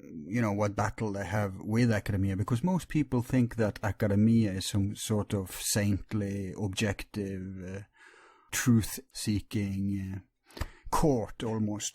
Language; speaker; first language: English; non-native, fluent; Norwegian